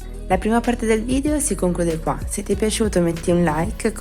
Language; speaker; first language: Italian; native; Italian